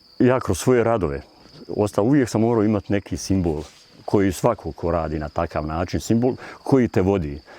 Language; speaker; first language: Bosnian; native; Bosnian